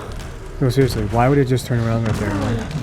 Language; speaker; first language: English; native; English